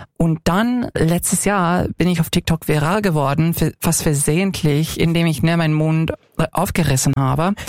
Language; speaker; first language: German; non-native, fluent; English